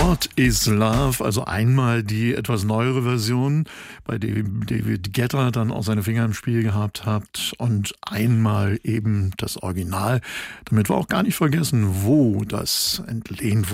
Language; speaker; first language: German; native; German